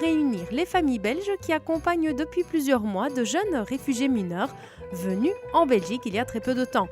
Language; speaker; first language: French; native; French